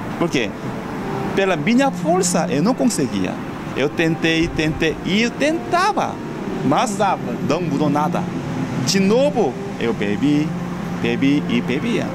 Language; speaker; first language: Portuguese; non-native, fluent; Korean